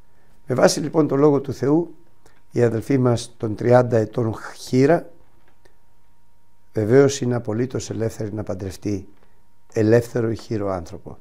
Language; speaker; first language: Greek; native; Greek